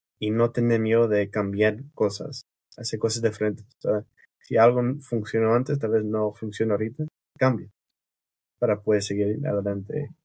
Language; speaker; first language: Spanish; non-native, fluent; English